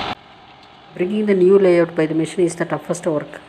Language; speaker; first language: English; non-native, local second language; Tamil